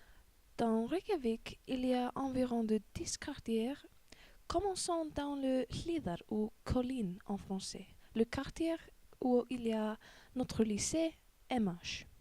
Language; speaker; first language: French; non-native, learner; Icelandic